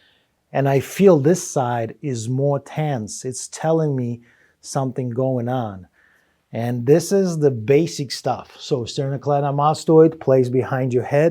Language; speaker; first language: English; non-native, fluent; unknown